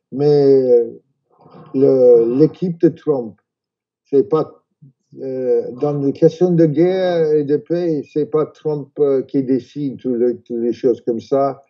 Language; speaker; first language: French; non-native, fluent; English